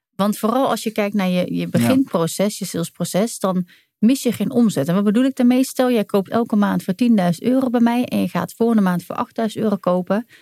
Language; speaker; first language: Dutch; native; Dutch